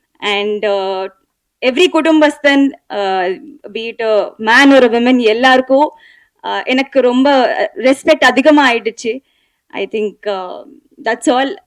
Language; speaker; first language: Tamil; non-native, learner; Telugu